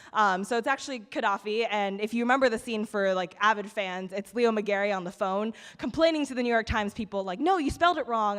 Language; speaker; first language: English; native; English